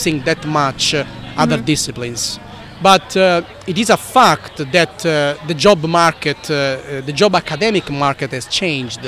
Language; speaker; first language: English; non-native, fluent; Italian